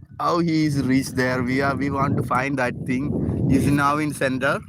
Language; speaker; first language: English; non-native, local second language; Malayalam